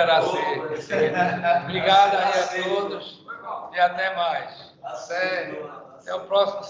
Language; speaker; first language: Portuguese; native; Portuguese